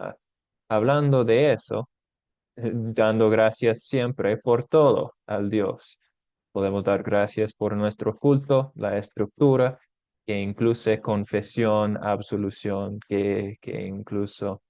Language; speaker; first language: Spanish; non-native, fluent; English